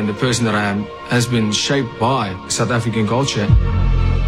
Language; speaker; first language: English; non-native, local second language; Afrikaans